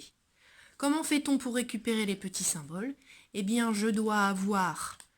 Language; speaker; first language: French; native; French